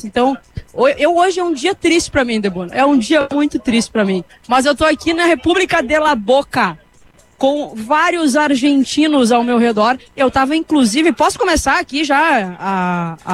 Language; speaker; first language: Portuguese; native; Portuguese